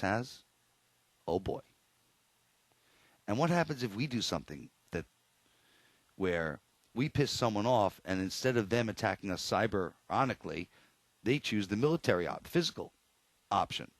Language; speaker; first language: English; native; English